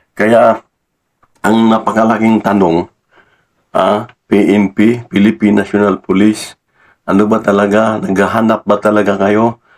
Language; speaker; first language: Filipino; non-native, local second language; Cebuano